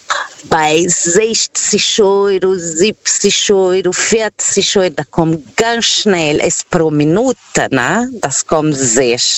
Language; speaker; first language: German; non-native, fluent; Portuguese